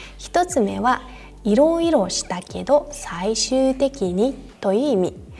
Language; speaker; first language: Japanese; non-native, fluent; Mongolian